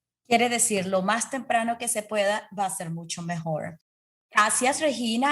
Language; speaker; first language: Spanish; non-native, fluent; English